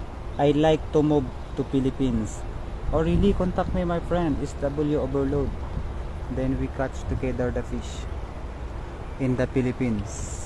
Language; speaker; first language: English; non-native, learner; Filipino